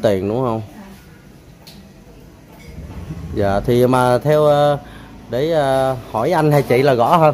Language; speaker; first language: Vietnamese; native; Vietnamese